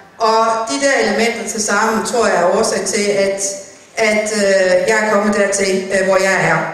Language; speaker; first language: Danish; native; Danish